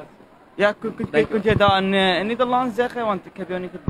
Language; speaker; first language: Dutch; non-native, learner; Arabic